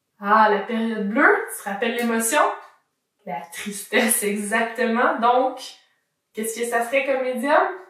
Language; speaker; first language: French; native; French